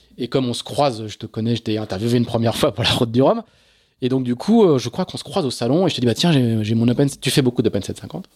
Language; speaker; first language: French; native; French